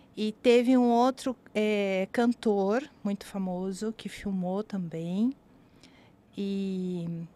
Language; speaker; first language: Portuguese; native; Portuguese